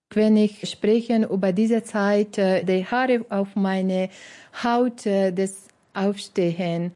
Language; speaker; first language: German; non-native, learner; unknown